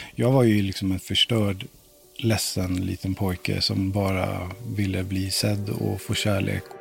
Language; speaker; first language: Swedish; native; Swedish